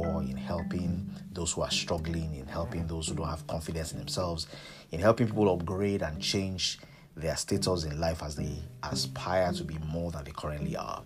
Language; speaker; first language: English; non-native, local second language; Yoruba